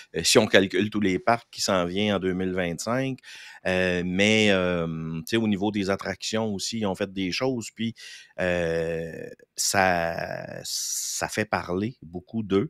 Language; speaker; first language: French; native; French